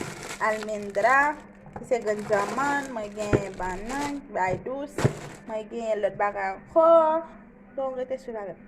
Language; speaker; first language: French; non-native, local second language; Haitian Creole